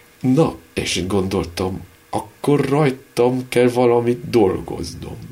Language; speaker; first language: Hungarian; early bilingual, heritage; Hungarian